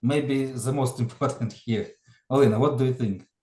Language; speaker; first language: English; non-native, fluent; Ukrainian